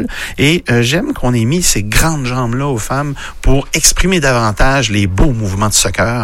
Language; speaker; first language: French; native; French